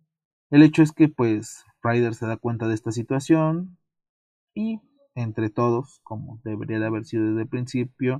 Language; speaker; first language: Spanish; native; Spanish